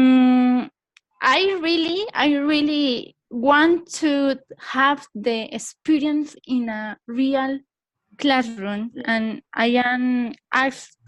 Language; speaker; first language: English; non-native, learner; Spanish